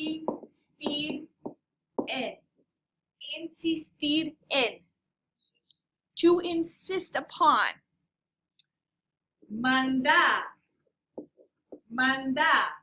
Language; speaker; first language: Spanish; non-native, fluent; English